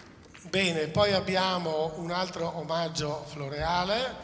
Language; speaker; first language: Italian; native; Italian